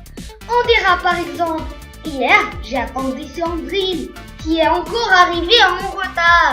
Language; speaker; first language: French; non-native, local second language; Arabic